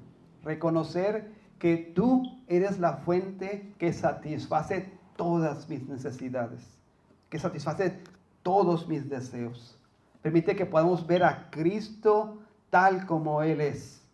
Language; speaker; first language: Spanish; native; Spanish